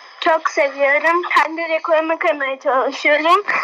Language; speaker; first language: Turkish; early bilingual, heritage; Turkish